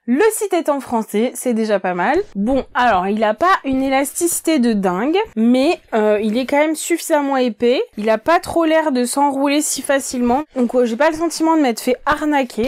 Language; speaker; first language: French; native; French